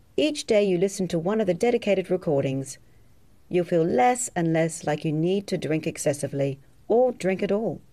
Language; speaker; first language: English; native; English